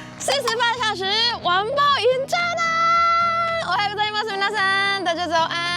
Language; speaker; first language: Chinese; non-native, fluent; Japanese